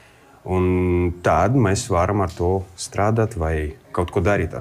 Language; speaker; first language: Latvian; non-native, learner; Russian